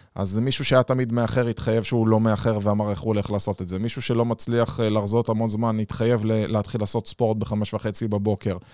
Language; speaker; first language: Hebrew; native; Hebrew